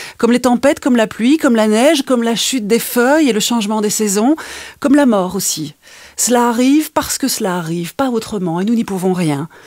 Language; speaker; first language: French; native; French